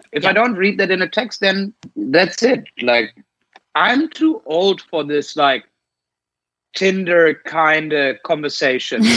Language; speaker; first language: English; non-native, fluent; German